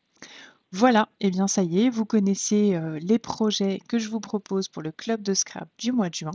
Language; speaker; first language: French; native; French